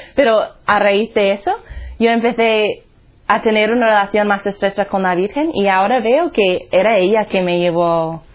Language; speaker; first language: Spanish; non-native, fluent; English